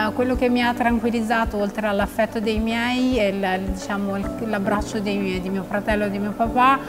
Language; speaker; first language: Italian; non-native, fluent; Albanian